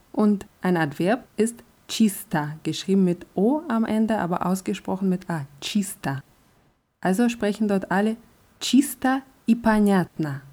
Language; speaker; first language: German; non-native, fluent; Russian